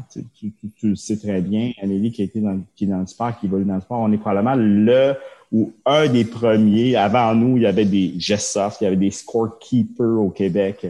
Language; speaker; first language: French; early bilingual, other home language; Japanese